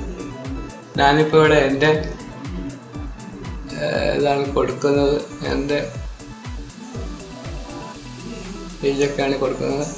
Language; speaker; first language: Malayalam; native; Malayalam